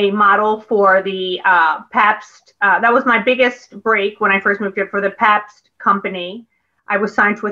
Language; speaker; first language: English; native; English